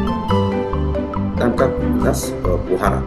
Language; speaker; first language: Russian; non-native, learner; Korean